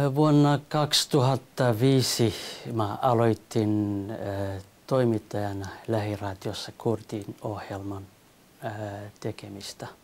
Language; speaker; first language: Finnish; non-native, learner; Kurdish